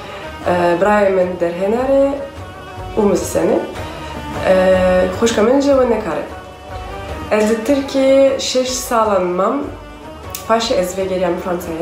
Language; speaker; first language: Kurdish; non-native, fluent; French